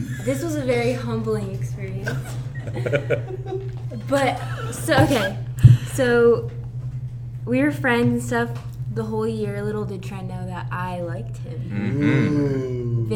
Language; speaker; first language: English; native; English